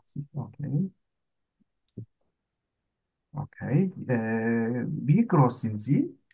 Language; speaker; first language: German; non-native, learner; Turkish